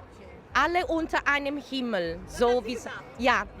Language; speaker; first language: German; non-native, learner; Italian